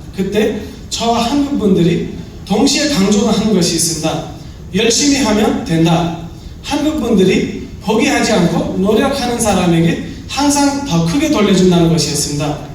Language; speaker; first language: Korean; non-native, fluent; Nepali